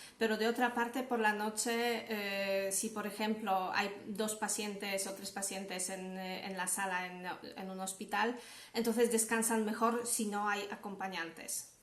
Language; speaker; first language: Spanish; non-native, fluent; Polish